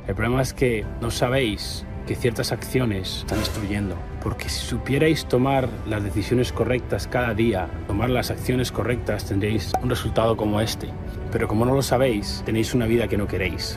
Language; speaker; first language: Spanish; native; Spanish